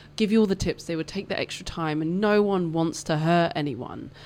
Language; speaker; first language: English; native; English